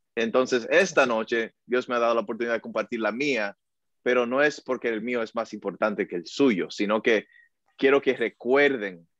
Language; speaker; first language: Spanish; early bilingual, heritage; Spanish